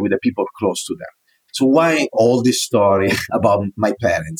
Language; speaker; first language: English; non-native, fluent; Italian